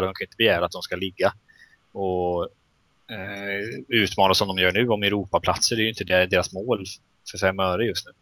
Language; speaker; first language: Swedish; native; Swedish